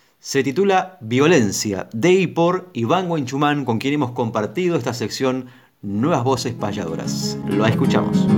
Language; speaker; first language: Spanish; native; Spanish